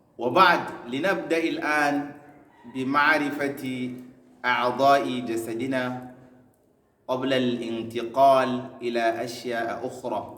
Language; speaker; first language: Arabic; non-native, fluent; Hausa